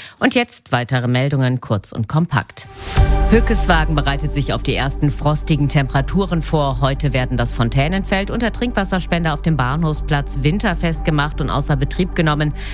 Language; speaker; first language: German; native; German